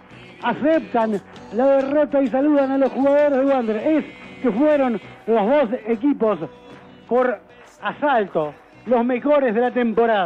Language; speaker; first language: Spanish; native; Spanish